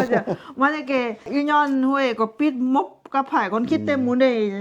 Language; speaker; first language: Korean; non-native, learner; Lao